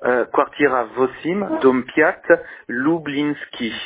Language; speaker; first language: Russian; non-native, learner; French